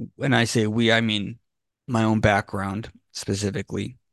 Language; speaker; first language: English; native; English